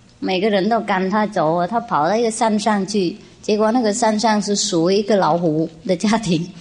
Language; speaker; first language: Chinese; non-native, fluent; Vietnamese